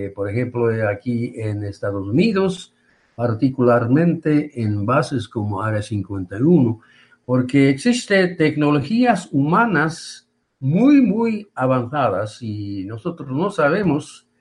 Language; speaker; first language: Spanish; non-native, fluent; Japanese